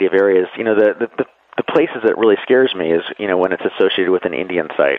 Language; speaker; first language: English; native; English